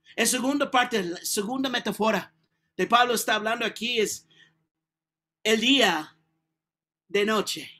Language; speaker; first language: Spanish; non-native, learner; English